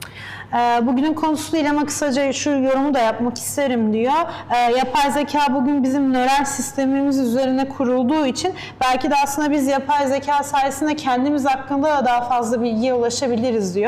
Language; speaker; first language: Turkish; native; Turkish